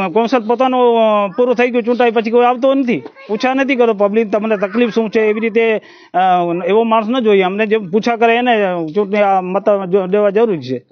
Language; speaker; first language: Gujarati; native; Gujarati